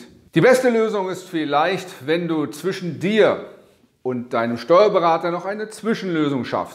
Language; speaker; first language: German; native; German